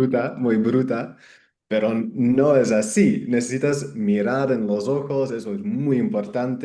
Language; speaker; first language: Spanish; non-native, fluent; English